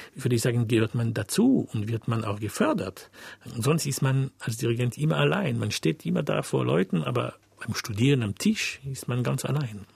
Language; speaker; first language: German; non-native, fluent; French